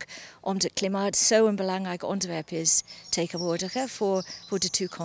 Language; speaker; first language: Dutch; non-native, fluent; English